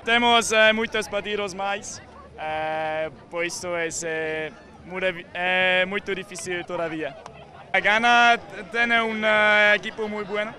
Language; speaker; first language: Portuguese; non-native, learner; Spanish